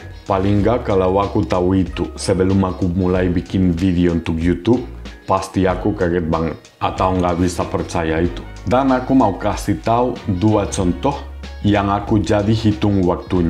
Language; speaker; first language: Indonesian; non-native, fluent; Spanish